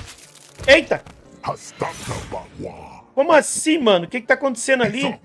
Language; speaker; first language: Portuguese; native; Portuguese